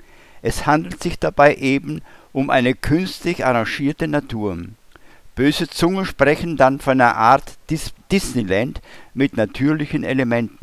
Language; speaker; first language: German; native; German